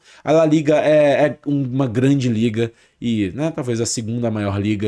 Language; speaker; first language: Portuguese; native; Portuguese